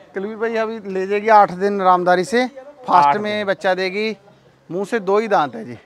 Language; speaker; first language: Hindi; native; Hindi